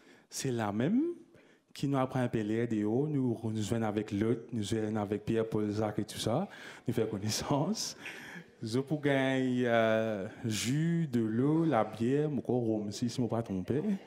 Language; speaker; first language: French; non-native, local second language; Morisyen